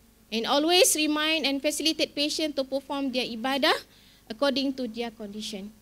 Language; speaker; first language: English; non-native, local second language; Malay